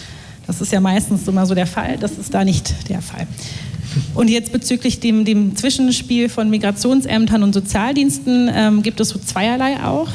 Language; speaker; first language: German; native; German